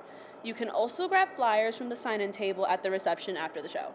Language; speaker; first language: English; native; English